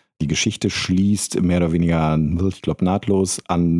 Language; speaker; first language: German; native; German